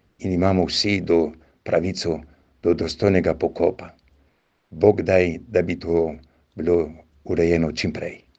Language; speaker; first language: Slovenian; early bilingual, heritage; Slovenian